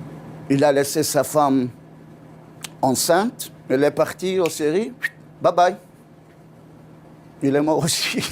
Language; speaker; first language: French; non-native, learner; Arabic